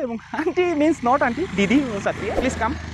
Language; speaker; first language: Hindi; non-native, learner; Bangla